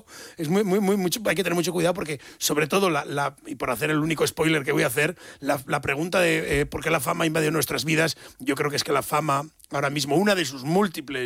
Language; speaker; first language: Spanish; native; Spanish